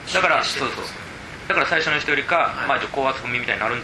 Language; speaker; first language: Japanese; native; Japanese